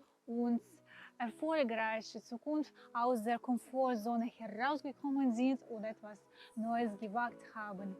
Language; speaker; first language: German; non-native, learner; Ukrainian